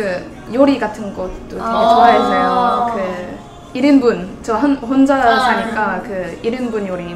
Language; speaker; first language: Korean; non-native, fluent; English